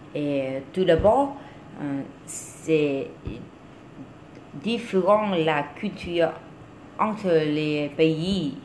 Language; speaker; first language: French; non-native, learner; Vietnamese